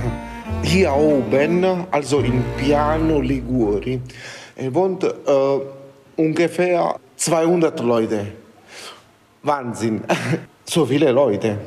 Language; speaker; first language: German; non-native, fluent; Italian